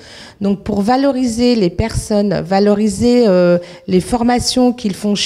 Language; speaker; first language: French; native; French